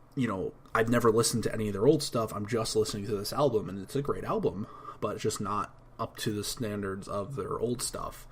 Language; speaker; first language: English; native; English